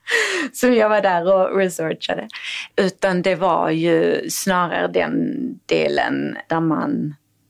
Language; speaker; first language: Swedish; native; Swedish